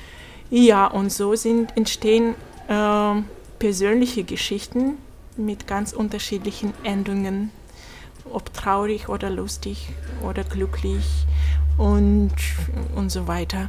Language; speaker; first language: German; non-native, fluent; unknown